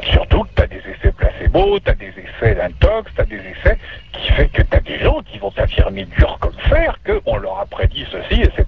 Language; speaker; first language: French; native; French